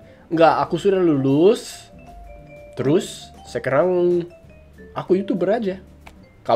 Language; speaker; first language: Indonesian; non-native, fluent; English